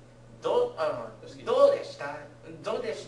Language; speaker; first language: Japanese; non-native, learner; English